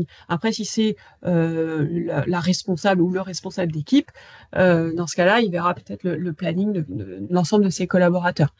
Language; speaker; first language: French; native; French